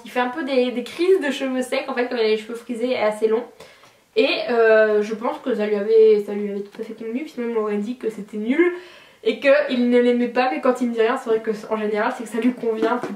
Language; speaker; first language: French; native; French